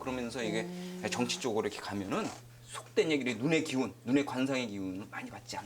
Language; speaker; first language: Korean; native; Korean